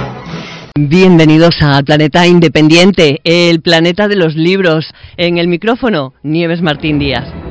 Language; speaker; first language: Spanish; native; Spanish